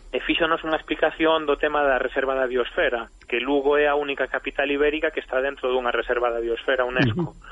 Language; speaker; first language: Galician; native; Galician